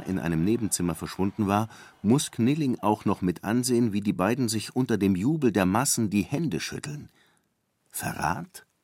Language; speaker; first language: German; native; German